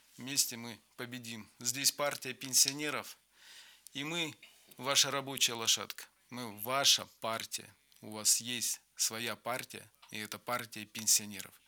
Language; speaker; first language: Russian; native; Russian